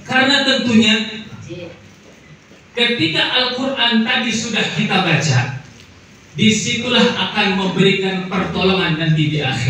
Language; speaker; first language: Indonesian; native; Indonesian